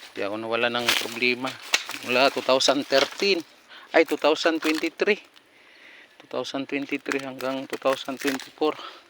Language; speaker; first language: Filipino; non-native, local second language; Cebuano